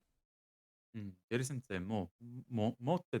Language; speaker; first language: Japanese; non-native, learner; English